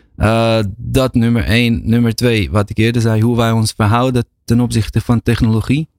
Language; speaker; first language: Dutch; native; Dutch